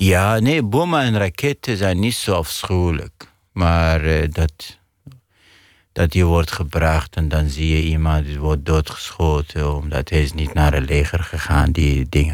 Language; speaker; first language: Dutch; non-native, fluent; Arabic